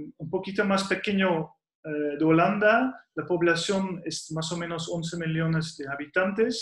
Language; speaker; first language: Spanish; non-native, fluent; Dutch